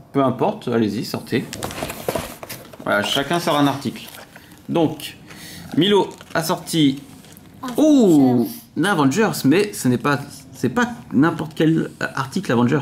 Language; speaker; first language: French; native; French